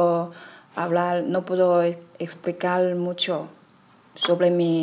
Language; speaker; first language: Spanish; non-native, learner; Chinese